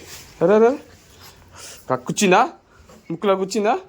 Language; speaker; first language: Telugu; native; Telugu